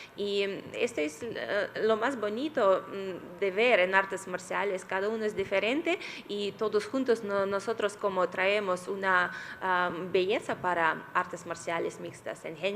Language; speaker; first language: Spanish; non-native, fluent; Russian